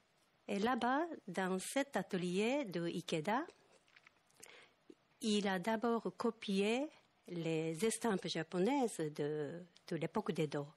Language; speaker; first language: French; non-native, fluent; Japanese